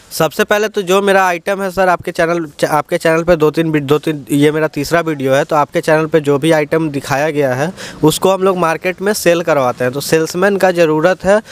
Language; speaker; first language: Hindi; native; Hindi